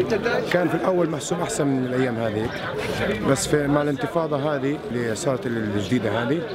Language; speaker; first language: Arabic; native; Arabic